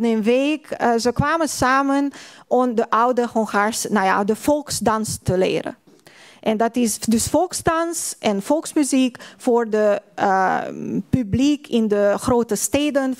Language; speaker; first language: Dutch; non-native, fluent; Hungarian